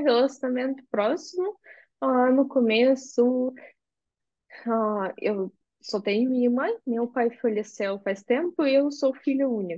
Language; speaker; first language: Portuguese; non-native, fluent; Russian